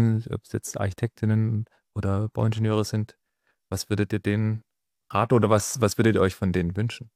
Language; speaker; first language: German; native; German